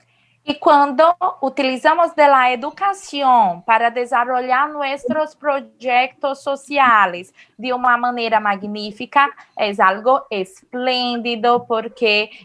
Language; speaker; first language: Spanish; non-native, fluent; Portuguese